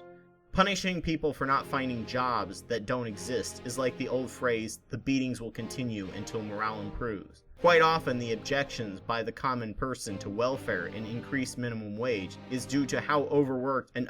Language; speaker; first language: English; native; English